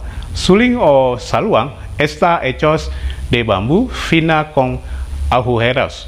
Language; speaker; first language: Spanish; non-native, fluent; Indonesian